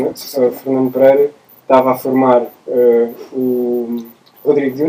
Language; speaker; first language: Portuguese; native; Portuguese